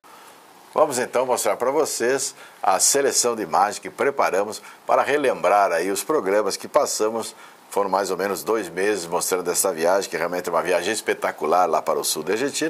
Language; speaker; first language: Portuguese; native; Portuguese